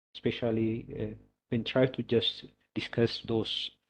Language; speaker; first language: English; non-native, local second language; Amharic